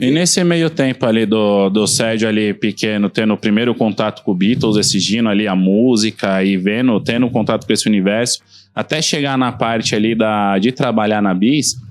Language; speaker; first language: Portuguese; native; Portuguese